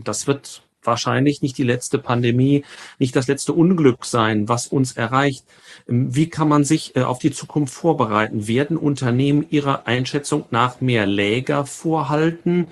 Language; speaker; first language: German; native; German